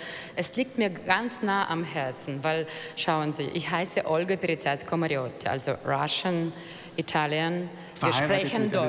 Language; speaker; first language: German; non-native, fluent; Russian